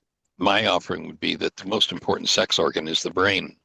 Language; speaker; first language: English; native; English